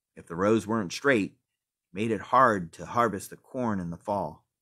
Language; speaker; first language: English; native; English